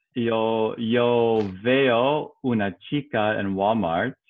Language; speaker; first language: Spanish; non-native, learner; English